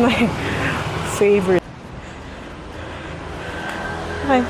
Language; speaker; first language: English; non-native, local second language; Filipino